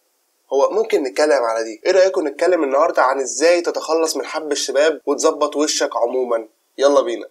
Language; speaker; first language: Arabic; native; Arabic